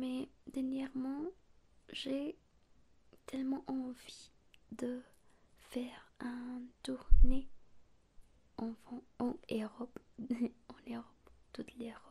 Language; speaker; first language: French; non-native, learner; Spanish